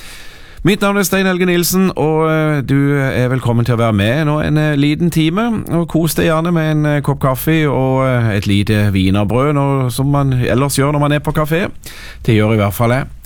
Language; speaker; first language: Norwegian; native; Norwegian